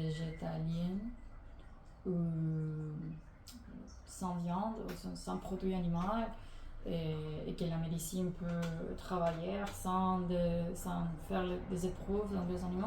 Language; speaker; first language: French; non-native, learner; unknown